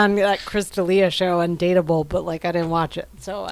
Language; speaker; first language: English; native; English